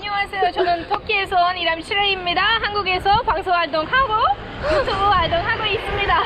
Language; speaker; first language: Korean; non-native, fluent; Turkish